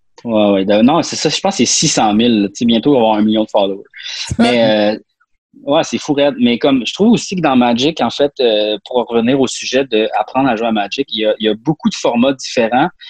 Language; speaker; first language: French; native; French